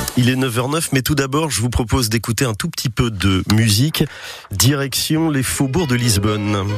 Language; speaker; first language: French; native; French